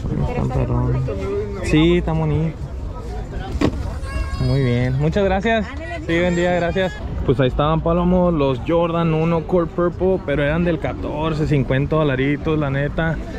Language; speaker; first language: Spanish; native; Spanish